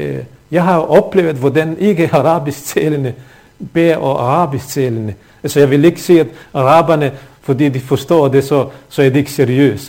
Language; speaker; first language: Danish; non-native, fluent; Bosnian